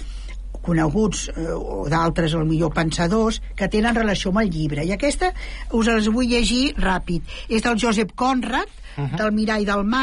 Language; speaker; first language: Catalan; native; Catalan